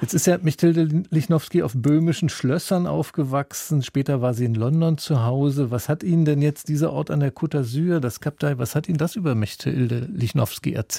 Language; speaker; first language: German; native; German